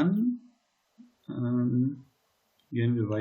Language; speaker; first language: German; non-native, learner; Hindi